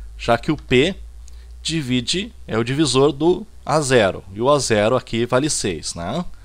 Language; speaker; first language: Portuguese; native; Portuguese